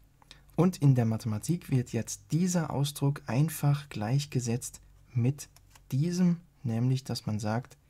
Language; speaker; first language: German; native; German